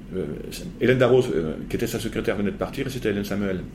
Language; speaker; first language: French; native; French